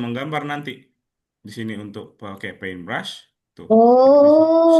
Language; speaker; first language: Indonesian; native; Indonesian